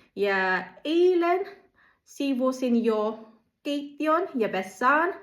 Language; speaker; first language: Finnish; non-native, learner; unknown